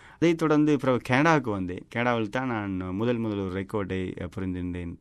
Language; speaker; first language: Tamil; native; Tamil